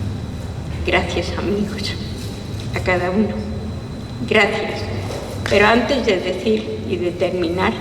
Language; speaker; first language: Spanish; non-native, fluent; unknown